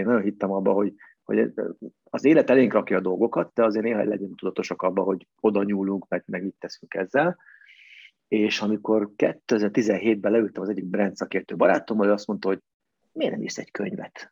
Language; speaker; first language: Hungarian; native; Hungarian